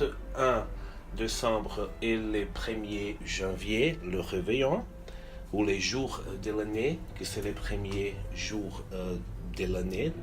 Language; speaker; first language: French; non-native, fluent; Portuguese